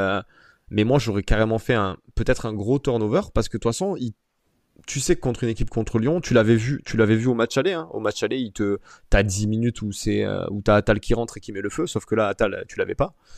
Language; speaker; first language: French; native; French